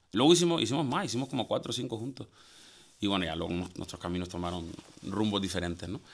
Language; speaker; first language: Spanish; native; Spanish